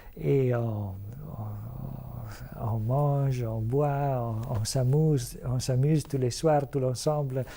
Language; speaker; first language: French; non-native, fluent; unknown